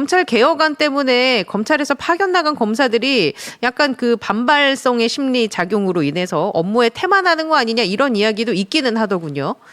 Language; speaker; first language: Korean; native; Korean